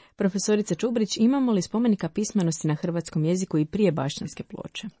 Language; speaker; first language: Croatian; native; Croatian